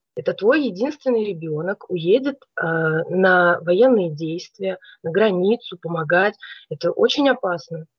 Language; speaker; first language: Russian; native; Russian